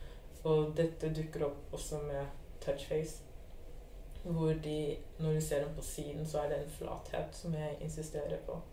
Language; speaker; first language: Norwegian; early bilingual, other home language; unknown